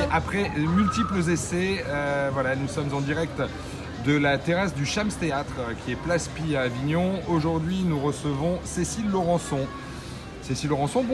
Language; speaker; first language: French; native; French